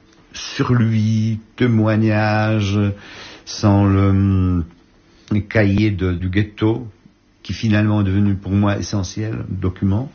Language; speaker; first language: French; non-native, fluent; Polish